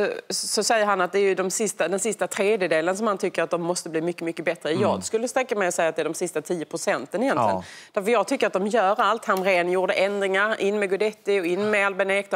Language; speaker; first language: Swedish; native; Swedish